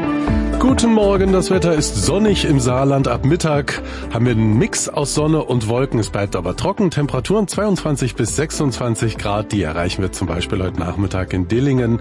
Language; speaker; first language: German; native; German